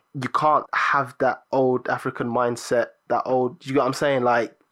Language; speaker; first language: English; early bilingual, other home language; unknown